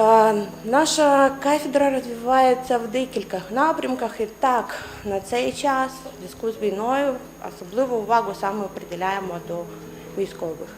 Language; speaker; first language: Ukrainian; native; Ukrainian